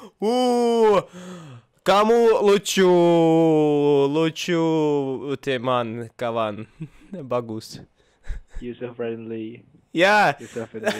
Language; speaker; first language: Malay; non-native, learner; Russian